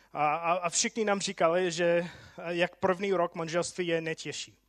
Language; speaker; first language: Czech; non-native, fluent; English